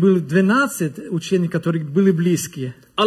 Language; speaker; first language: Russian; non-native, learner; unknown